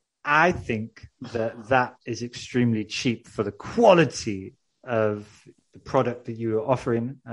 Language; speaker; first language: English; native; English